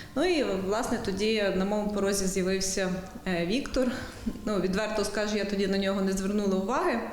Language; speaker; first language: Ukrainian; native; Ukrainian